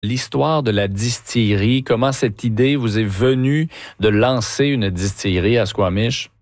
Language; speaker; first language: French; native; French